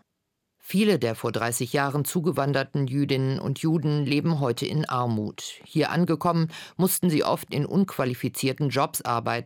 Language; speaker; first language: German; native; German